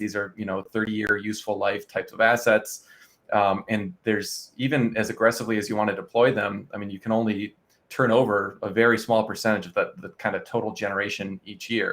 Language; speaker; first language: English; native; English